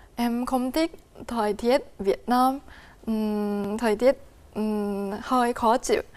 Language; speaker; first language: Vietnamese; non-native, fluent; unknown